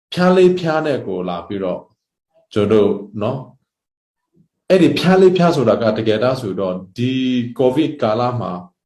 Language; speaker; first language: Burmese; non-native, local second language; Hakha Chin